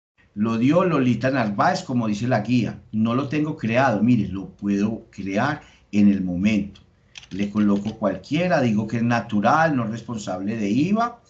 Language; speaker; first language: Spanish; native; Spanish